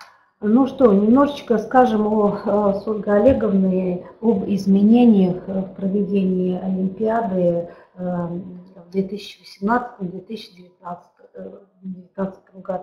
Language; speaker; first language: Russian; native; Russian